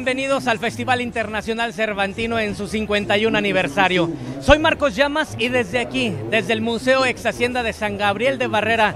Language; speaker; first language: Spanish; native; Spanish